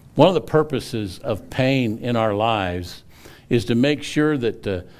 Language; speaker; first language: English; native; English